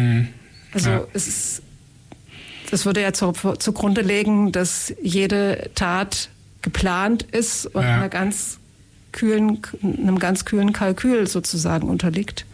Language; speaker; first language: German; native; German